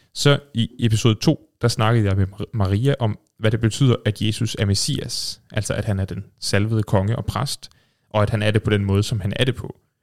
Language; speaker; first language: Danish; native; Danish